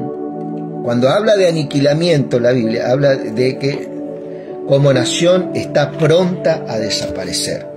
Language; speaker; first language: Spanish; native; Spanish